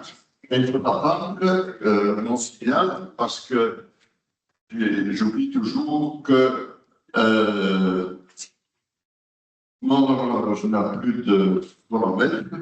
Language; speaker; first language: French; non-native, local second language; Dutch